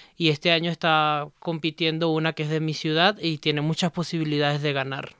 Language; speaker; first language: Spanish; native; Spanish